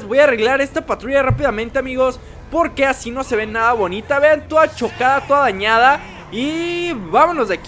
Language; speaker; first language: Spanish; native; Spanish